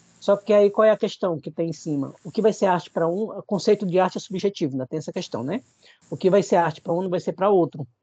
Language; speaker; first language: Portuguese; native; Portuguese